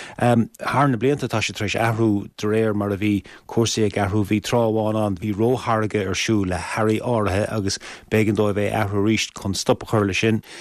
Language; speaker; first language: Irish; native; Irish